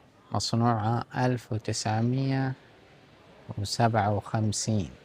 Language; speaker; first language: Arabic; native; Arabic